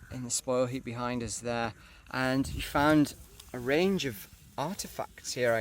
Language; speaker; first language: English; native; English